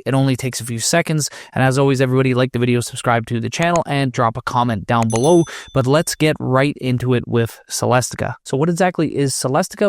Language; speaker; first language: English; native; English